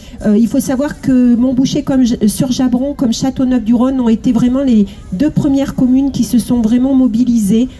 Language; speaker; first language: French; native; French